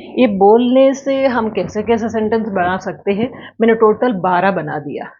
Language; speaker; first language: Hindi; native; Hindi